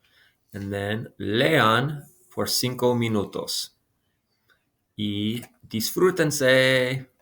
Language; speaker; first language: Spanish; non-native, fluent; English